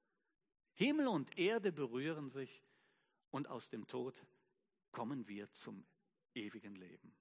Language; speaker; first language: German; native; German